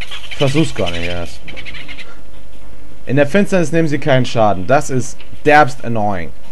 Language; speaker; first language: German; native; German